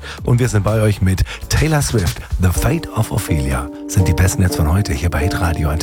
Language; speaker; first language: German; native; German